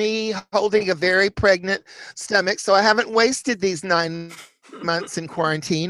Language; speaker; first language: English; native; English